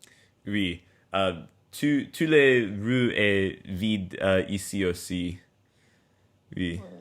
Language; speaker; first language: French; non-native, learner; English